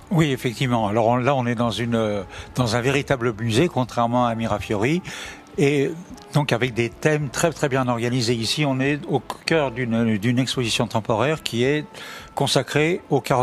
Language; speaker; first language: French; native; French